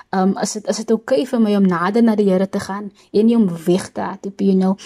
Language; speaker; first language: Afrikaans; native; Afrikaans